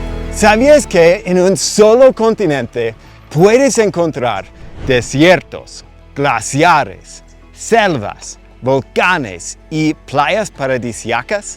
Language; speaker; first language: Spanish; non-native, fluent; English